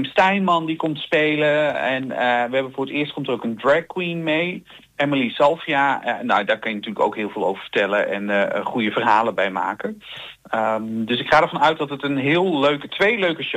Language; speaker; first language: Dutch; native; Dutch